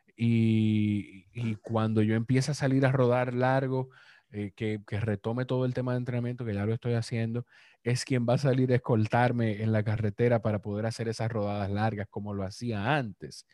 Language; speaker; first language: Spanish; native; Spanish